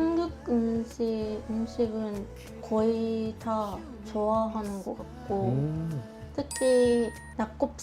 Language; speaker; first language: Korean; non-native, fluent; Japanese